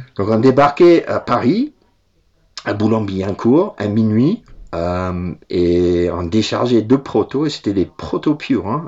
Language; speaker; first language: French; non-native, fluent; English